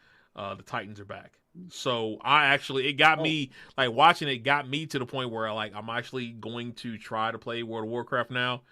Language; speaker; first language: English; native; English